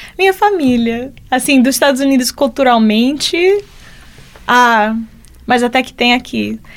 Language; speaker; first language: Portuguese; early bilingual, heritage; Portuguese